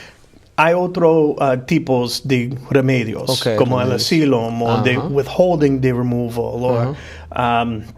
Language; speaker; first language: Spanish; non-native, fluent; English